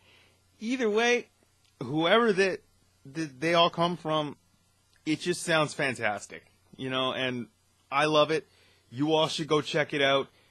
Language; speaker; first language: English; native; English